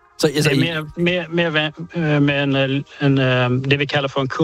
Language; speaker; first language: Danish; early bilingual, heritage; Danish